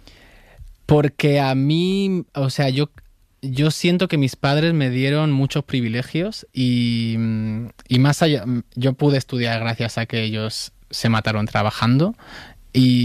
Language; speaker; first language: Spanish; native; Spanish